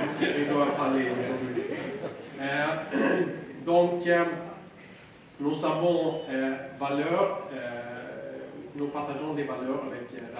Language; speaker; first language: French; non-native, learner; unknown